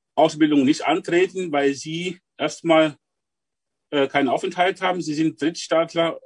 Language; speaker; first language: German; non-native, fluent; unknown